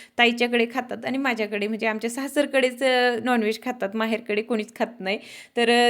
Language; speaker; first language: Marathi; non-native, local second language; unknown